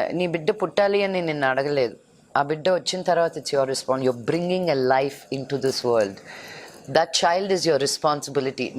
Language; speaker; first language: Telugu; native; Telugu